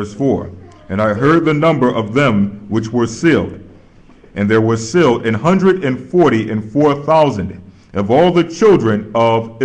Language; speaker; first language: English; native; English